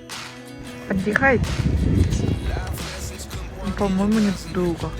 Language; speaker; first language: Russian; non-native, learner; Japanese